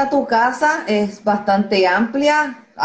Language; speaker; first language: Spanish; native; Spanish